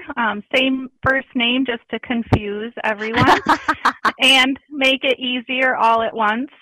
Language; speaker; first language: English; native; English